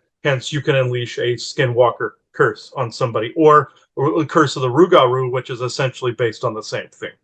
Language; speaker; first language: English; native; English